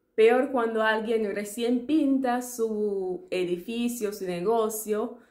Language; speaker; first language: Spanish; non-native, fluent; English